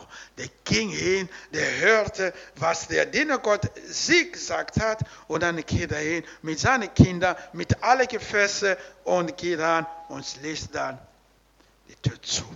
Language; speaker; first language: German; non-native, learner; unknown